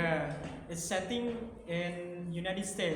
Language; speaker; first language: English; non-native, learner; Indonesian